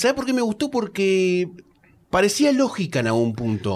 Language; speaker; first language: Spanish; native; Spanish